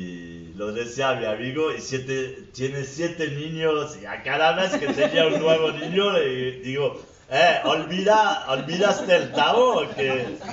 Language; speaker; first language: Spanish; non-native, fluent; French